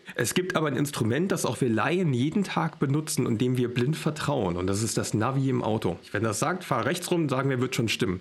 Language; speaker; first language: German; native; German